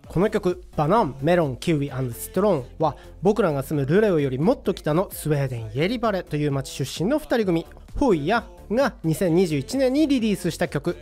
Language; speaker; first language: Japanese; native; Japanese